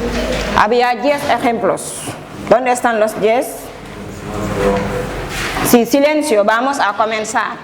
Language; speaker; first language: Spanish; non-native, fluent; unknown